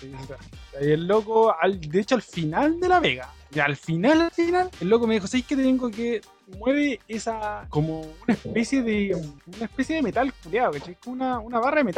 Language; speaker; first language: Spanish; native; Spanish